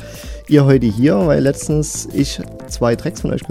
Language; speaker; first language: German; native; German